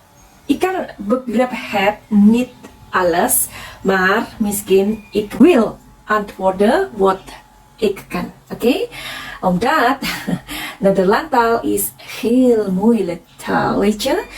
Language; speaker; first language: Dutch; non-native, learner; Indonesian